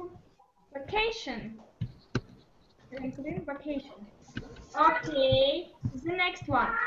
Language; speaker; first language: English; non-native, learner; Russian